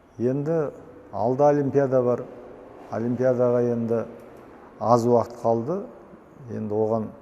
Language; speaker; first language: Kazakh; native; Kazakh